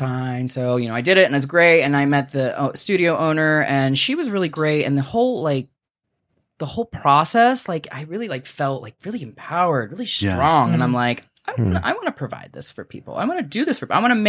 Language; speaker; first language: English; native; English